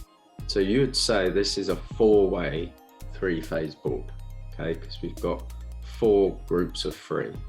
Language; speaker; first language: English; native; English